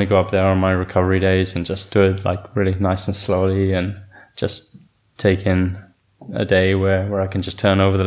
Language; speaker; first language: English; native; English